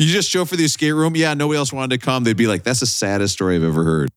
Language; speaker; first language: English; native; English